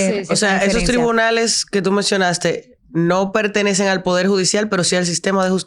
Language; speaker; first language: Spanish; native; Spanish